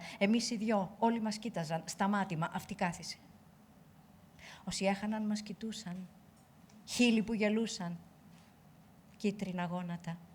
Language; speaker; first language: Greek; native; Greek